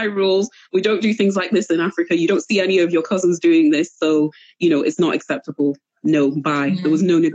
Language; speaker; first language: English; native; English